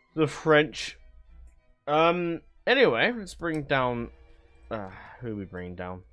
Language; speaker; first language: English; native; English